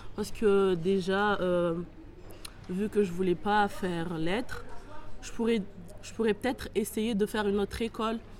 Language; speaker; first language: French; non-native, local second language; Comorian